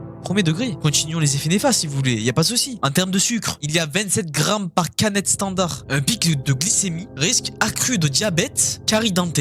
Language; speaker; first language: French; native; French